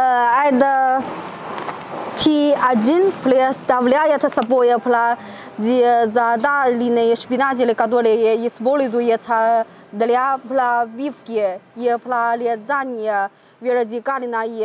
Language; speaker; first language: Russian; non-native, learner; Chinese